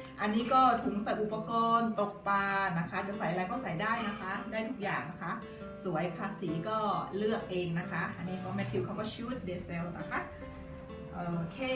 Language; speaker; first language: Thai; native; Thai